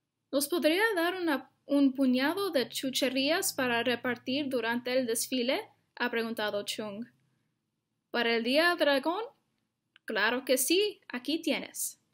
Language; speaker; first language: Spanish; non-native, fluent; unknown